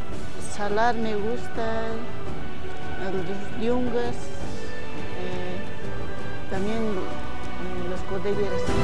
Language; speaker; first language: Spanish; non-native, local second language; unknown